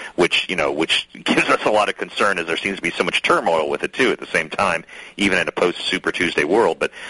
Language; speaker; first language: English; native; English